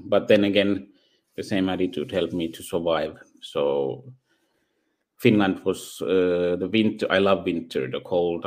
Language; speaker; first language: English; non-native, fluent; Finnish